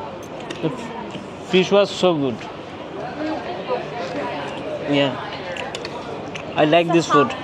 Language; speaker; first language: English; non-native, learner; Bangla